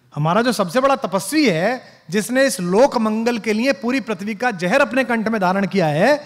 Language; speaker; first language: Hindi; native; Hindi